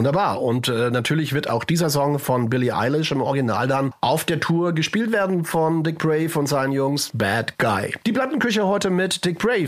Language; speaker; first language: German; native; German